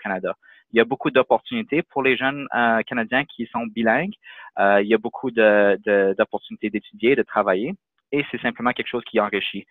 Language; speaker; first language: French; native; French